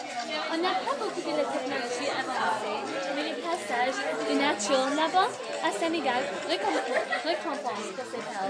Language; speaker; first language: French; non-native, learner; English